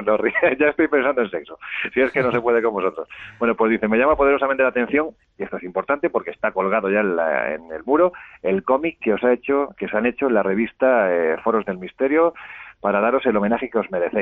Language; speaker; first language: Spanish; native; Spanish